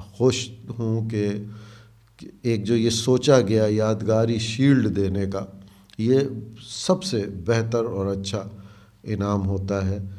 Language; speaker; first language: Urdu; native; Urdu